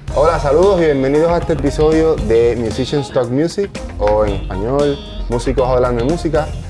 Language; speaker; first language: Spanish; native; Spanish